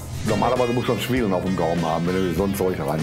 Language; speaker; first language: German; native; German